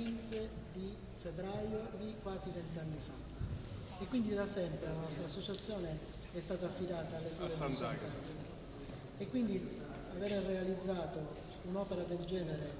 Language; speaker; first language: Italian; native; Italian